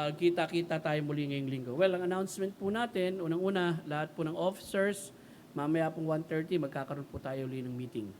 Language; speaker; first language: Filipino; native; Filipino